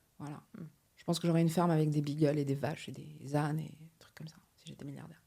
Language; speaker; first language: French; early bilingual, other home language; Portuguese